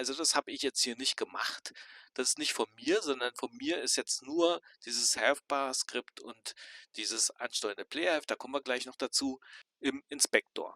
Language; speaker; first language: German; native; German